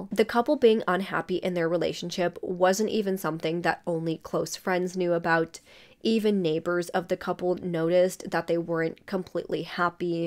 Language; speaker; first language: English; native; English